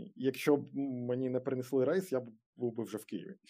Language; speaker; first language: Ukrainian; non-native, local second language; Russian